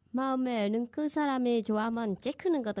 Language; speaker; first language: Korean; non-native, learner; Vietnamese